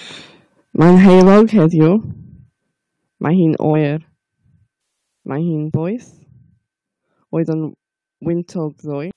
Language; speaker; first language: Welsh; non-native, learner; English